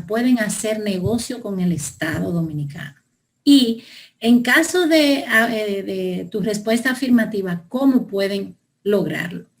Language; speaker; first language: Spanish; native; Spanish